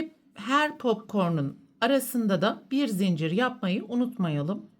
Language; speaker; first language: Turkish; native; Turkish